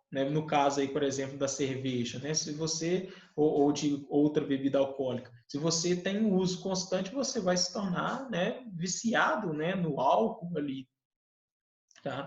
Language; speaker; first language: Portuguese; native; Portuguese